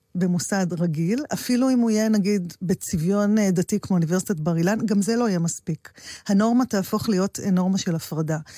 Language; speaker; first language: Hebrew; native; Hebrew